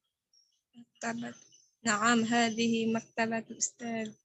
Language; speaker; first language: Arabic; non-native, learner; Indonesian